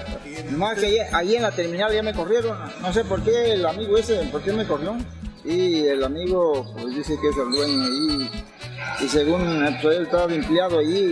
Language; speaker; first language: Spanish; native; Spanish